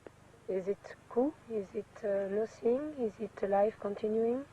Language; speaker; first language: English; non-native, fluent; French